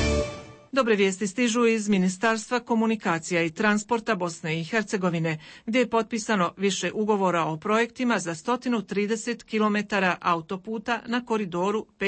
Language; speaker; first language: Croatian; native; Croatian